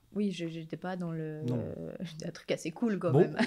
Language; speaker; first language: French; native; French